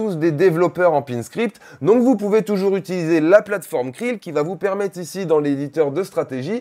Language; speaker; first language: French; native; French